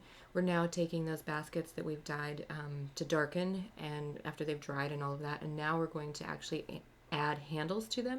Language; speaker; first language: English; native; English